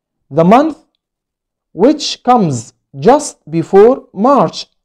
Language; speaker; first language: English; non-native, fluent; Arabic